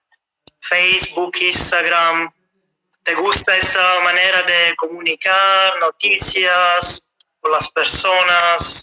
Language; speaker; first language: Spanish; non-native, fluent; Italian